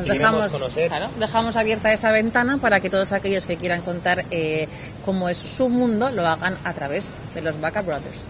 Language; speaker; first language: Spanish; native; Spanish